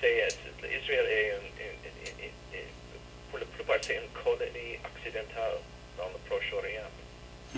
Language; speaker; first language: French; non-native, fluent; English